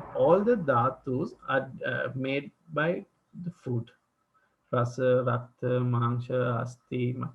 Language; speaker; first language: English; non-native, local second language; Sinhala